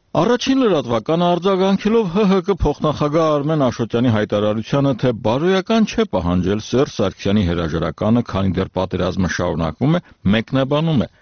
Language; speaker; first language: Armenian; native; Armenian